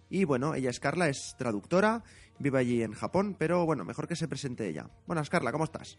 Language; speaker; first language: Spanish; native; Spanish